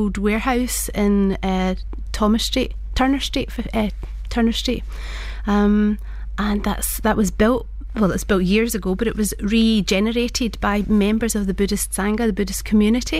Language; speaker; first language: English; native; English